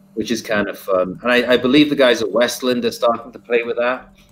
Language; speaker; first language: English; native; English